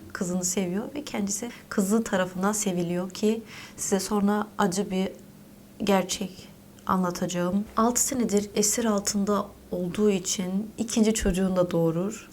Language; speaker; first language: Turkish; early bilingual, heritage; Turkish